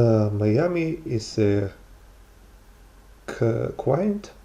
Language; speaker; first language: English; non-native, learner; Russian